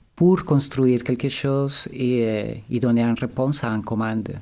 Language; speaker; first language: French; non-native, learner; Spanish